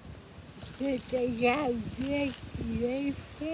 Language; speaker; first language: French; non-native, learner; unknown